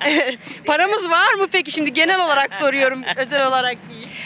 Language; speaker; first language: Turkish; native; Turkish